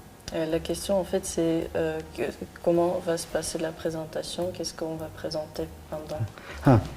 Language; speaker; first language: French; non-native, fluent; Armenian